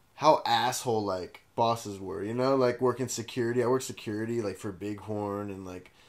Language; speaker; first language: English; native; English